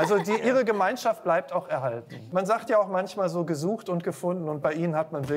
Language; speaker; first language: German; native; German